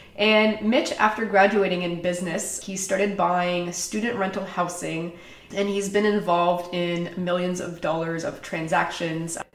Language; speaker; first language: English; native; English